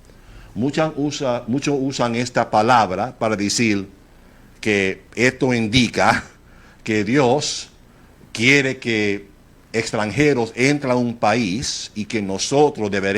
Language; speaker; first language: Spanish; native; Spanish